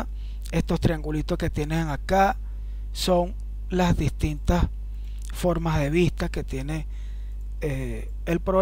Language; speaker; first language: Spanish; native; Spanish